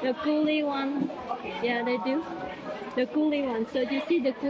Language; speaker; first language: English; non-native, fluent; Vietnamese